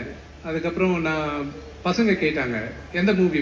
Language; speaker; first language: Tamil; non-native, local second language; Telugu